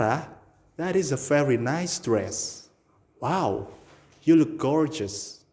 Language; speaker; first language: English; non-native, learner; Indonesian